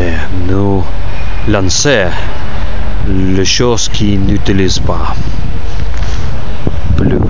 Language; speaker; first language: French; non-native, learner; Ukrainian